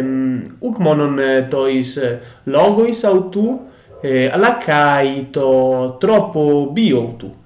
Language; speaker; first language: Greek; non-native, learner; Italian